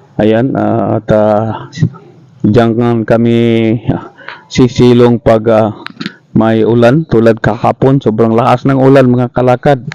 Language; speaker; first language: Filipino; non-native, local second language; Cebuano